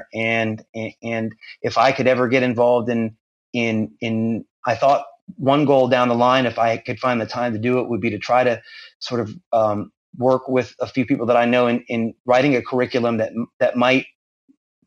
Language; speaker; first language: English; native; English